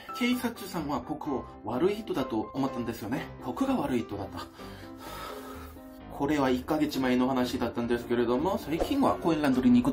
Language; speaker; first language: Japanese; non-native, learner; Korean